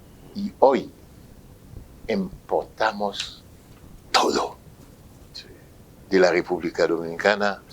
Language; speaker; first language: Spanish; non-native, fluent; French